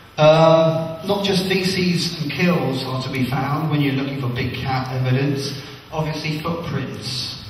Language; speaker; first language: English; native; English